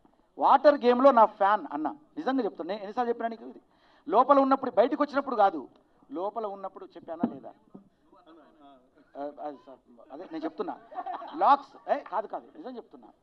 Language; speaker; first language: Telugu; native; Telugu